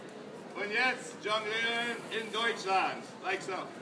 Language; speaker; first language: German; non-native, learner; English